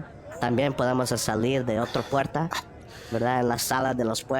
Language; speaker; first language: Spanish; early bilingual, heritage; Spanish